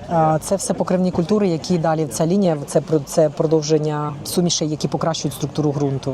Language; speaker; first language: Ukrainian; native; Ukrainian